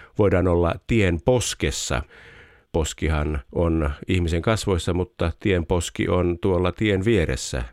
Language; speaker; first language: Finnish; native; Finnish